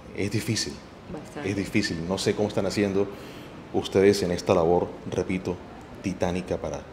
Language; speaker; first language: Spanish; native; Spanish